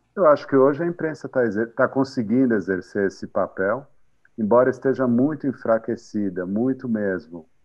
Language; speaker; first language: Portuguese; non-native, fluent; Arabic